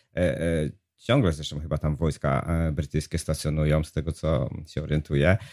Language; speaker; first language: Polish; native; Polish